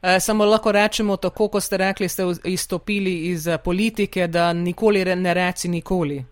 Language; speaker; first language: Slovenian; early bilingual, heritage; Slovenian